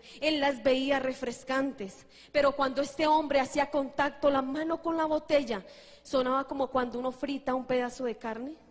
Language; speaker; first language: Spanish; native; Spanish